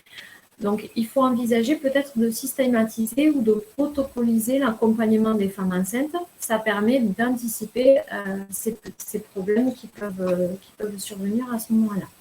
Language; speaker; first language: French; native; French